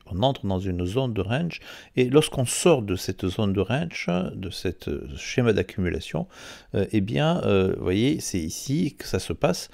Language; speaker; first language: French; native; French